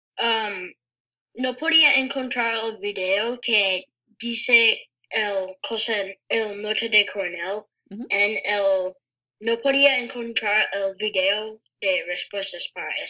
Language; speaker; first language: Spanish; non-native, learner; English